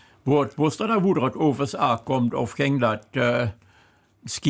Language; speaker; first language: German; native; German